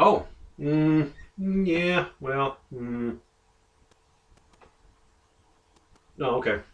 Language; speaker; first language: English; native; English